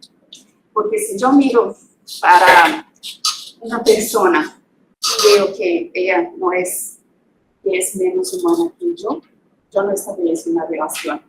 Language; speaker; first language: Spanish; non-native, fluent; Portuguese